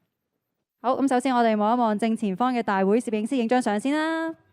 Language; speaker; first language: Cantonese; native; Cantonese